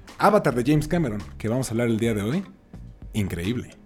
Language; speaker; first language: Spanish; native; Spanish